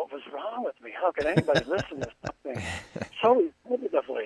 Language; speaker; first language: English; native; English